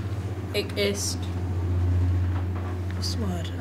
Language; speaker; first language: German; non-native, learner; English